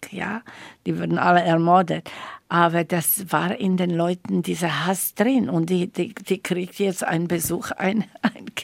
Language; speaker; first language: German; non-native, fluent; Slovak